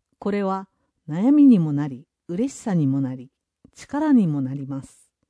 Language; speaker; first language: Japanese; non-native, fluent; English